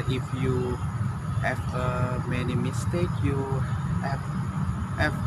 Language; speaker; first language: English; non-native, learner; Indonesian